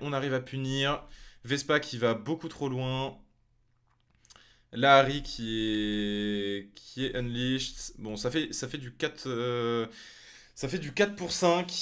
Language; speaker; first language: French; native; French